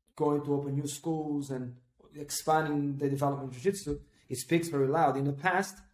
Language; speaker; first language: English; non-native, fluent; Portuguese